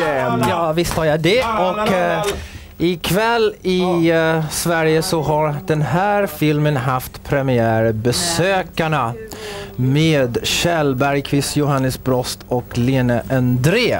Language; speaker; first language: Swedish; native; Swedish